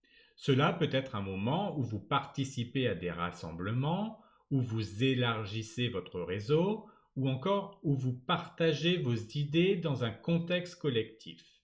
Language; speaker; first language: French; native; French